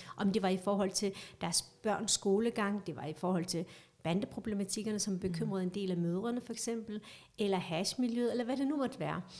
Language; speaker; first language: Danish; early bilingual, other home language; Kurdish